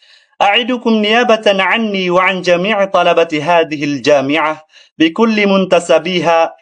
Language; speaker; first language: Arabic; non-native, fluent; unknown